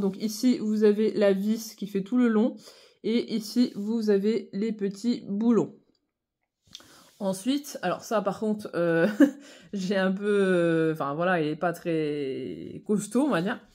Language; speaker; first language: French; native; French